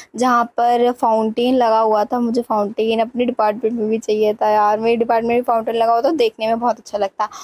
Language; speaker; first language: Hindi; native; Hindi